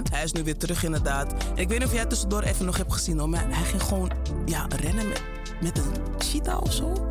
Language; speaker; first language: Dutch; early bilingual, other home language; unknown